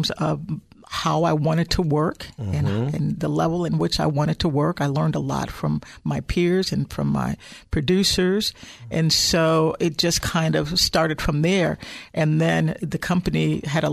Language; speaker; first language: English; native; English